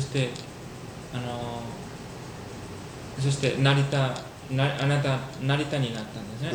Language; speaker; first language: Japanese; early bilingual, heritage; Japanese